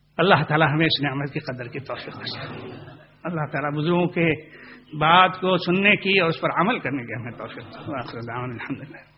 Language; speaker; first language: Urdu; non-native, local second language; Gujarati